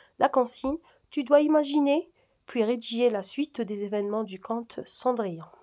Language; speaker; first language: French; non-native, local second language; Arabic